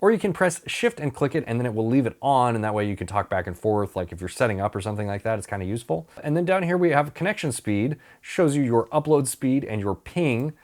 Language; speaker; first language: English; native; English